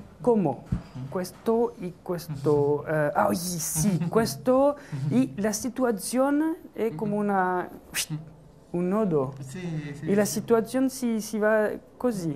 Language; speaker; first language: Italian; non-native, learner; French